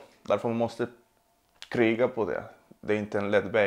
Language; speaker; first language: Swedish; non-native, fluent; Spanish